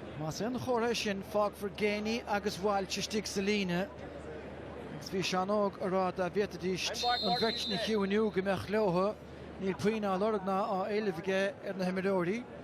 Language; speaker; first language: Irish; native; Irish